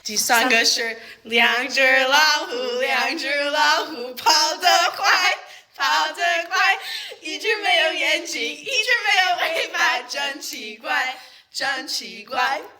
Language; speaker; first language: Chinese; non-native, learner; English